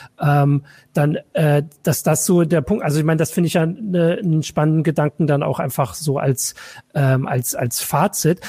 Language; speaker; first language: German; native; German